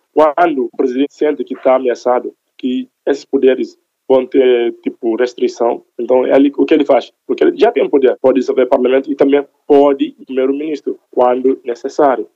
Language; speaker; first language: Portuguese; non-native, local second language; Upper Guinea Crioulo